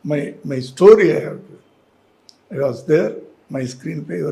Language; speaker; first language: Telugu; non-native, learner; Tamil